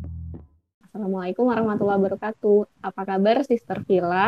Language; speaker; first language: Indonesian; native; Indonesian